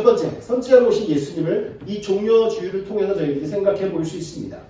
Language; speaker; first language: Korean; native; Korean